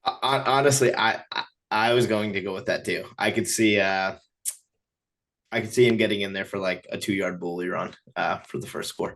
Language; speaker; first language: English; native; English